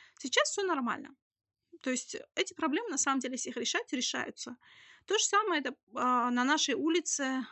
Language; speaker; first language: Russian; native; Russian